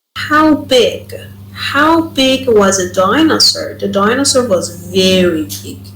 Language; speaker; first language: English; non-native, fluent; Persian